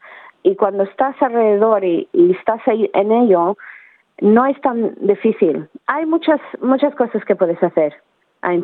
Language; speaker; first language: Spanish; early bilingual, heritage; Spanish